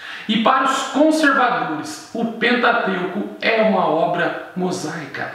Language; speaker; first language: Portuguese; native; Portuguese